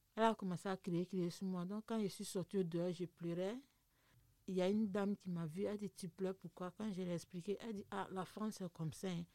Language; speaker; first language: French; non-native, local second language; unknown